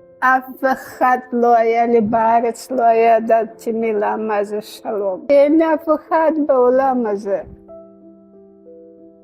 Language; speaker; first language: Hebrew; non-native, fluent; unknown